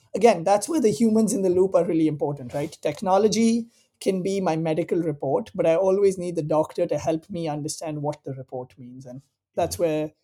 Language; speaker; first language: English; non-native, local second language; Hindi